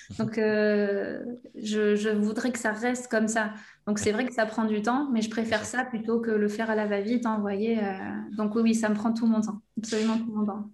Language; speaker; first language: French; native; French